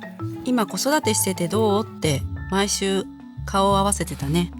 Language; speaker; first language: Japanese; native; Japanese